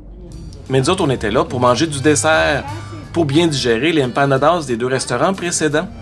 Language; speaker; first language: French; native; French